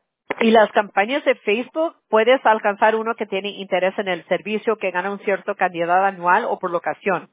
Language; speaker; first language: Spanish; early bilingual, heritage; Spanish